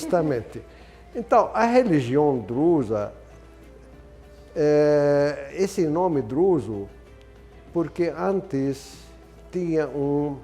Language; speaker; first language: Portuguese; non-native, fluent; Arabic